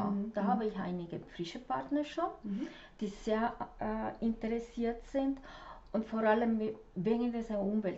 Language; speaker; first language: German; non-native, fluent; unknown